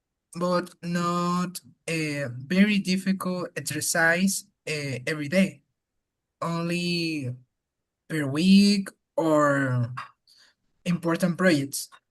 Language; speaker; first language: English; non-native, learner; Spanish